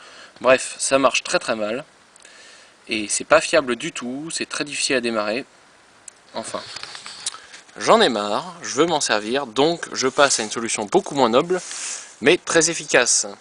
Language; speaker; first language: French; native; French